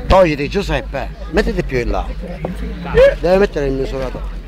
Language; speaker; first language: Italian; native; Italian